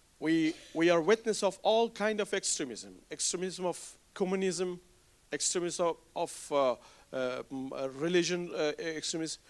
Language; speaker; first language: English; non-native, fluent; Persian